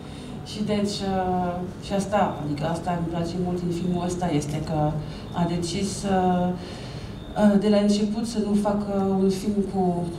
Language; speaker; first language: Romanian; non-native, fluent; French